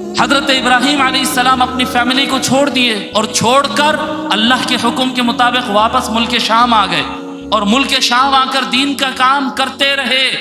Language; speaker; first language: Urdu; native; Urdu